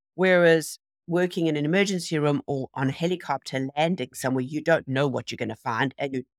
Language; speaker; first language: English; native; English